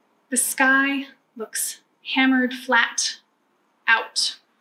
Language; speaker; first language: English; native; English